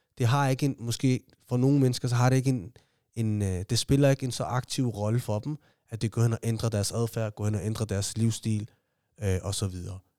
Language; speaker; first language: Danish; early bilingual, other home language; Somali